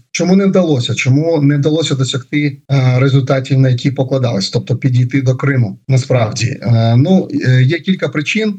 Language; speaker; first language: Ukrainian; native; Ukrainian